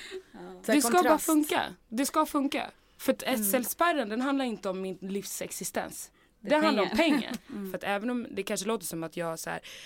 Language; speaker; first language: Swedish; native; Swedish